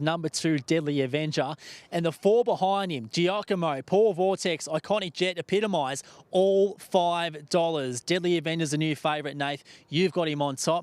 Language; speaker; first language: English; native; English